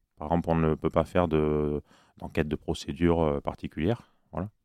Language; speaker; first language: French; native; French